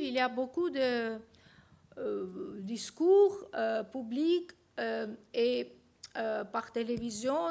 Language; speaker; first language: French; non-native, fluent; Armenian